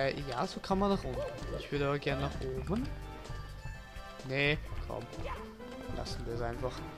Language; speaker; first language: German; native; German